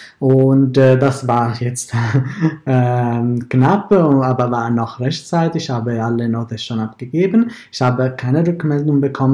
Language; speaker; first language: German; non-native, fluent; Italian